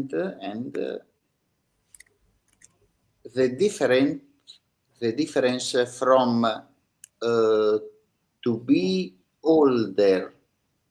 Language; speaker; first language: English; non-native, learner; Italian